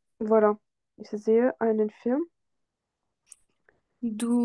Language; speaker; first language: German; non-native, learner; French